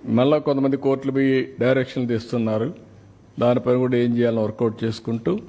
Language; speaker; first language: Telugu; native; Telugu